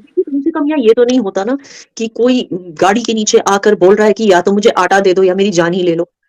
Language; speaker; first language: Hindi; non-native, local second language; Kashmiri